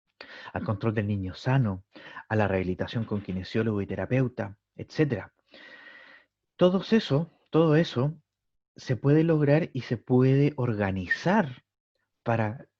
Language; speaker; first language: Spanish; native; Spanish